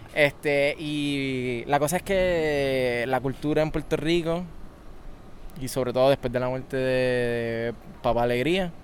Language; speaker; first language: Spanish; native; Spanish